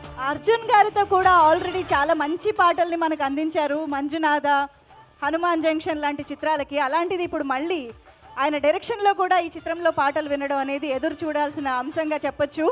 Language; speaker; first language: Telugu; native; Telugu